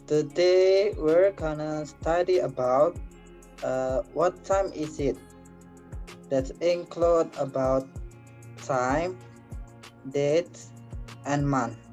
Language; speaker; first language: English; non-native, learner; Indonesian